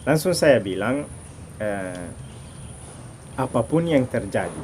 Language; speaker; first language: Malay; non-native, fluent; Arabic